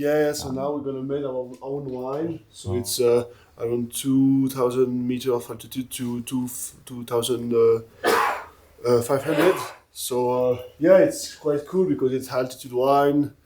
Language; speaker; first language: English; non-native, fluent; French